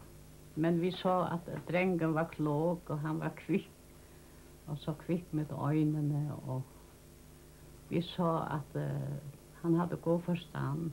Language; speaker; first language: Danish; non-native, local second language; Faroese